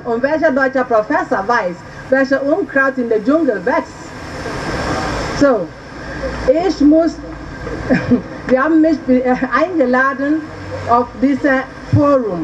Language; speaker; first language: German; non-native, learner; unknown